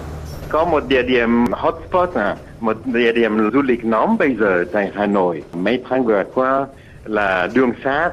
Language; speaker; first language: Vietnamese; non-native, fluent; French